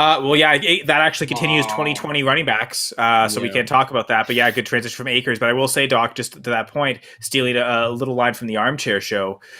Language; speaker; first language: English; native; English